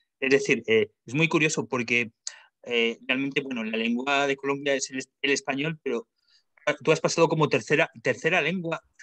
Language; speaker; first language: Spanish; native; Spanish